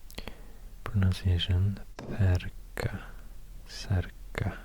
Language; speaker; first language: Spanish; non-native, learner; Swedish